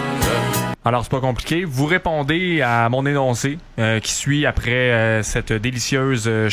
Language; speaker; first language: French; native; French